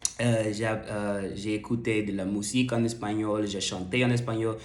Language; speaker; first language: French; non-native, learner; English